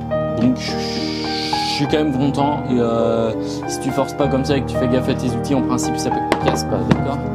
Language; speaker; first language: French; native; French